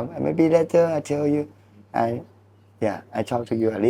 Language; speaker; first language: English; non-native, learner; Thai